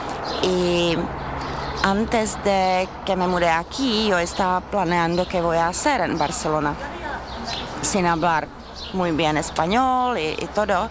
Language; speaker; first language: Spanish; non-native, fluent; Czech